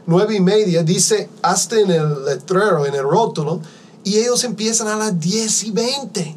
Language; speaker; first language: Spanish; non-native, fluent; English